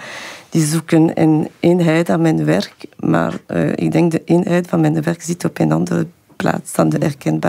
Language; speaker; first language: Dutch; non-native, fluent; French